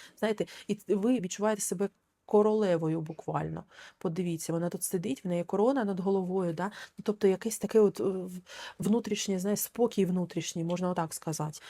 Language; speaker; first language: Ukrainian; non-native, local second language; Russian